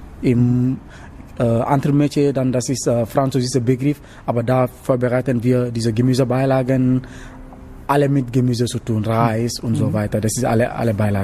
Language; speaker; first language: German; non-native, learner; Wolof